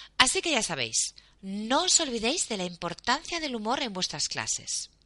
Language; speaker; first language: Spanish; native; Spanish